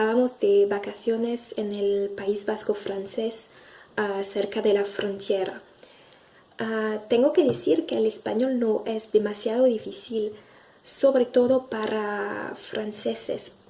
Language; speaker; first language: Spanish; non-native, fluent; French